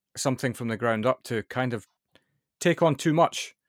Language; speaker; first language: English; native; English